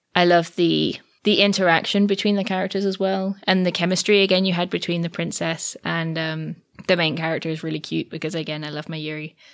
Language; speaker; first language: English; native; English